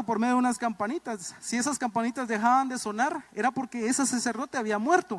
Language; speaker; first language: Spanish; native; Spanish